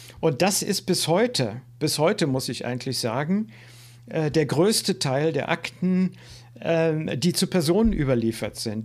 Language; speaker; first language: German; native; German